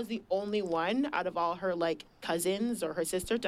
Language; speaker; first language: English; native; English